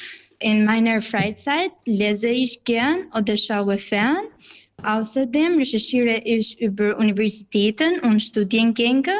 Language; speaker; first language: German; non-native, fluent; Albanian